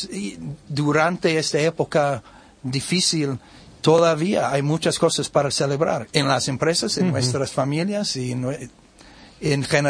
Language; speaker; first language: Spanish; non-native, learner; English